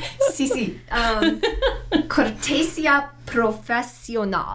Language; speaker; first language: Spanish; non-native, learner; English